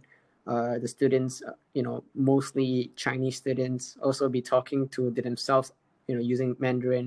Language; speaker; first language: English; native; English